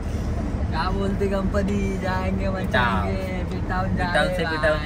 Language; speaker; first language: Hindi; non-native, local second language; Marathi